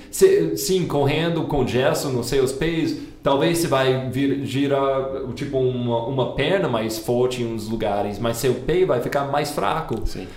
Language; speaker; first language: Portuguese; non-native, fluent; English